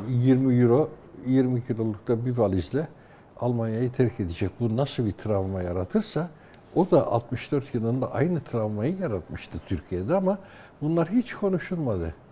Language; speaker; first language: Turkish; native; Turkish